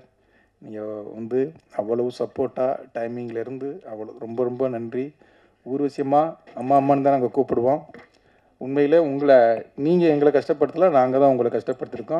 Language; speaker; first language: Tamil; native; Tamil